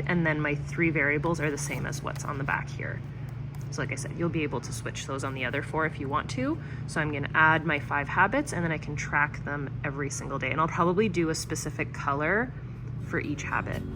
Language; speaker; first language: English; native; English